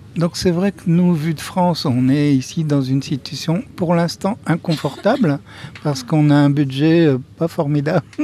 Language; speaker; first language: French; native; French